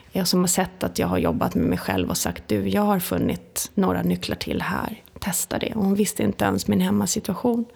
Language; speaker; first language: Swedish; early bilingual, other home language; Italian